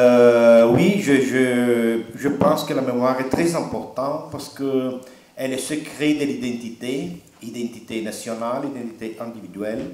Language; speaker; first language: French; non-native, learner; Italian